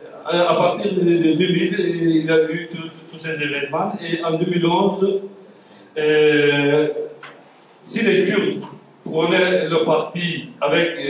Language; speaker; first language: French; non-native, fluent; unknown